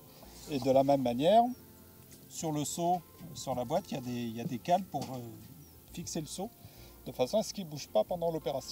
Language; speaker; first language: French; native; French